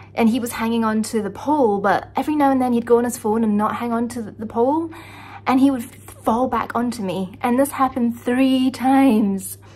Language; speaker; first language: English; native; English